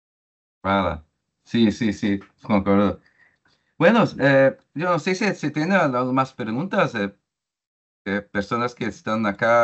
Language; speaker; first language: Spanish; non-native, learner; Portuguese